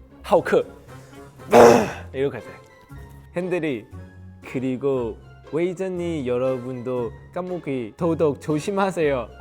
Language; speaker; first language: Korean; non-native, fluent; Cantonese